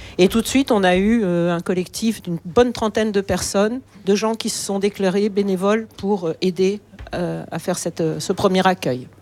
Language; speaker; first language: French; native; French